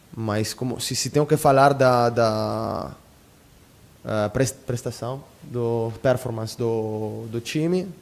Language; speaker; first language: Portuguese; non-native, fluent; Italian